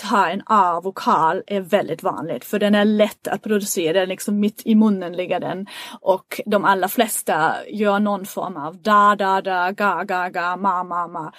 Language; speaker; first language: Swedish; non-native, fluent; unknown